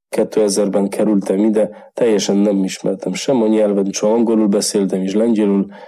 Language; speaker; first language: Hungarian; non-native, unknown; Polish